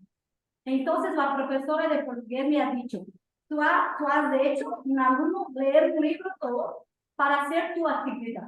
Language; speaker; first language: Spanish; non-native, fluent; Portuguese